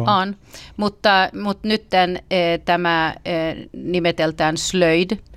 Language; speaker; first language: Finnish; early bilingual, heritage; Finnish